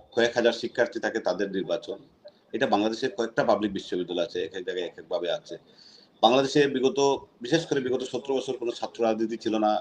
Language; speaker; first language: Bangla; native; Bangla